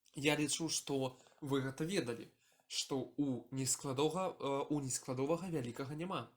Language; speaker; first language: Belarusian; non-native, local second language; Russian